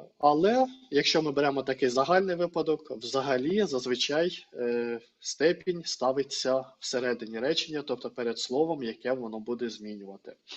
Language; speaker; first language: Ukrainian; non-native, local second language; Russian